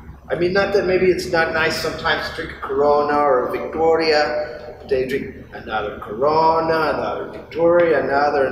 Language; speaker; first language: English; native; English